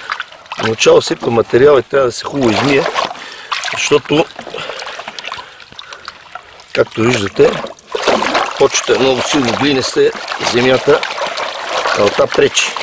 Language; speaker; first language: Bulgarian; native; Bulgarian